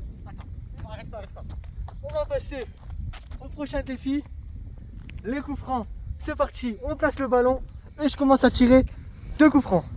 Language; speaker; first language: French; native; French